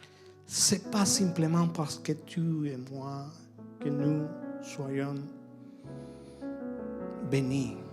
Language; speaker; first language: French; non-native, fluent; Spanish